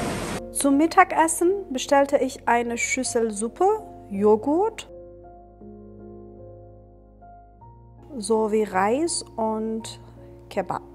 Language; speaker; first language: German; non-native, fluent; Persian